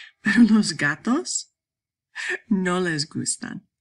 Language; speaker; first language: Spanish; non-native, fluent; English